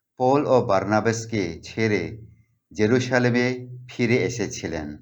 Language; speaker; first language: Bangla; non-native, local second language; Garo